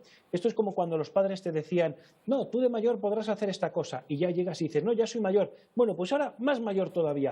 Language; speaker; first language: Spanish; native; Spanish